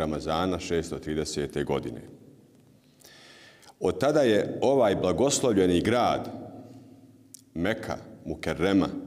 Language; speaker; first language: Bosnian; native; Bosnian